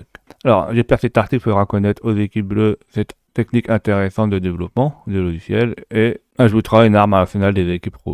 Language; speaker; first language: French; native; French